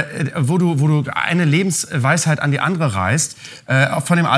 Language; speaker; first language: German; native; German